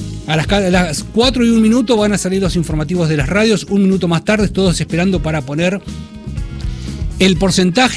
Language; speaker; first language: Spanish; native; Spanish